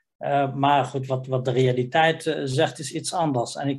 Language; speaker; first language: Dutch; non-native, fluent; Riffian